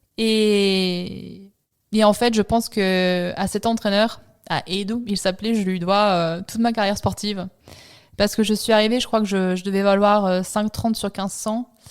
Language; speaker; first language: French; early bilingual, other home language; Italian